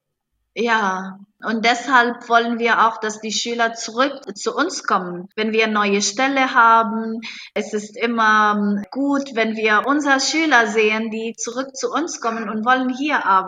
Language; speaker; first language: German; non-native, fluent; Arabic